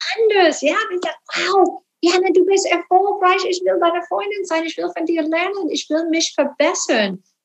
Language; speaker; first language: German; non-native, learner; English